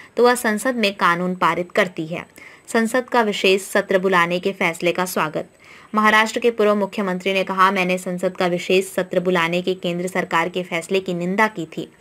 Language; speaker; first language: Hindi; non-native, local second language; Marathi